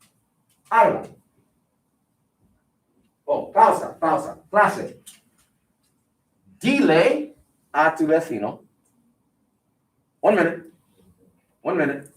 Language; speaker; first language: Spanish; non-native, fluent; English